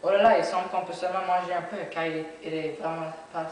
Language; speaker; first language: French; non-native, learner; English